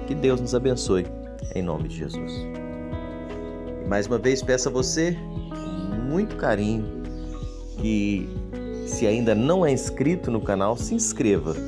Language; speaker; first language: Portuguese; native; Portuguese